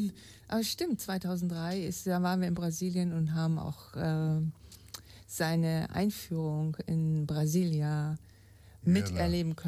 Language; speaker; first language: German; native; German